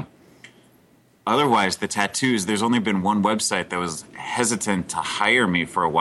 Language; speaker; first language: English; native; English